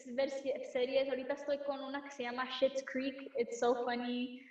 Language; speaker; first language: Spanish; early bilingual, heritage; Spanish